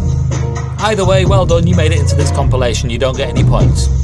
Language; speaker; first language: English; native; English